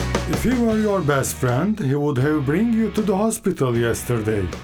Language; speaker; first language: English; non-native, fluent; Turkish